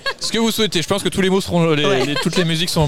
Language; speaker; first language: French; native; French